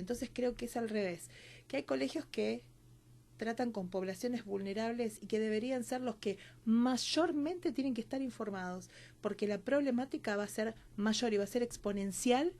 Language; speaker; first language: Spanish; native; Spanish